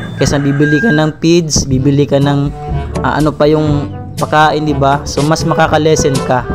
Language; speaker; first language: Filipino; non-native, local second language; Waray